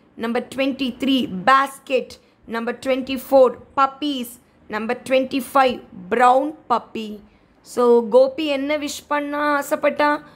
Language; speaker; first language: English; non-native, local second language; Tamil